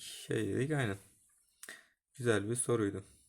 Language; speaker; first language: Turkish; native; Turkish